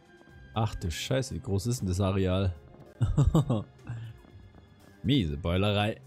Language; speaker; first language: German; native; German